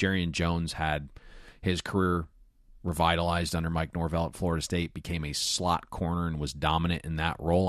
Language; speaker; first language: English; native; English